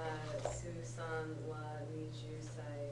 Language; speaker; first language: Japanese; non-native, learner; English